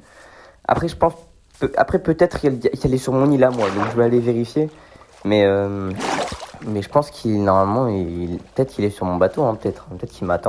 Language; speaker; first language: French; native; French